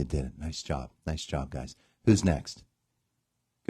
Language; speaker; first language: English; native; English